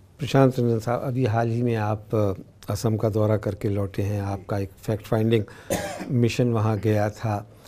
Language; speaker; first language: Hindi; native; Hindi